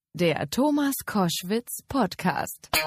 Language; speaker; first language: German; native; German